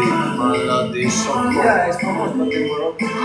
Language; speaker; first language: English; non-native, learner; Arabic